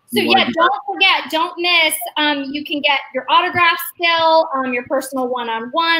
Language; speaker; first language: English; native; English